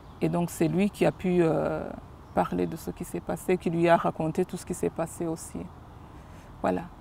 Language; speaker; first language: French; non-native, local second language; Kinyarwanda